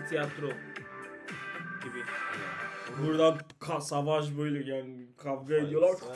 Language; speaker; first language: Turkish; non-native, learner; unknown